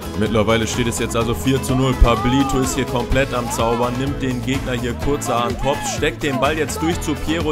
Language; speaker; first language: German; native; German